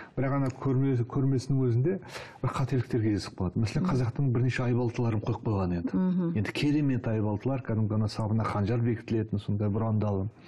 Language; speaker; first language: Kazakh; native; Kazakh